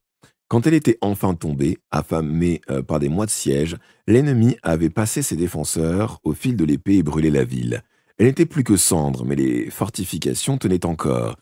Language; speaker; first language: French; native; French